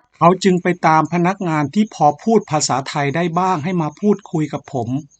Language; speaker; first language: Thai; native; Thai